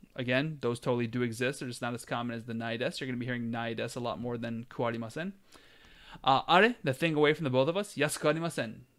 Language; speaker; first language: English; native; English